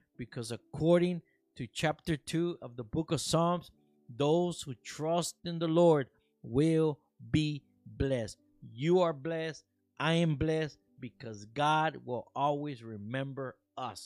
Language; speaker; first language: English; early bilingual, other home language; Spanish